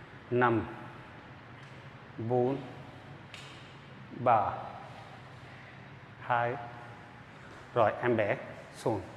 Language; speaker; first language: Vietnamese; non-native, learner; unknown